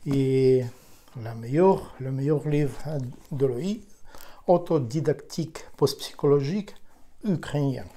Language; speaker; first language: French; non-native, fluent; Ukrainian